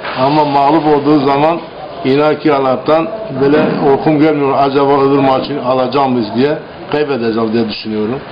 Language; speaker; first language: Turkish; native; Turkish